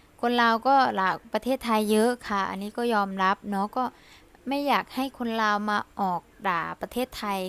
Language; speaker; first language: Thai; early bilingual, other home language; Lao